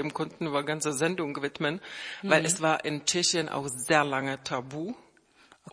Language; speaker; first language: German; non-native, fluent; Czech